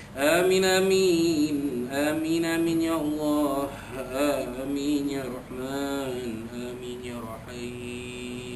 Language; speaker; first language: Arabic; non-native, learner; Malay